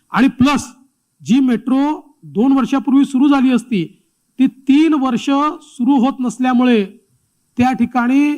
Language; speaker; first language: Marathi; native; Marathi